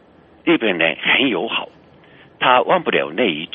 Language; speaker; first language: Chinese; non-native, fluent; Japanese